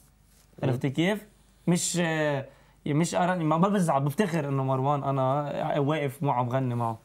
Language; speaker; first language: Arabic; native; Arabic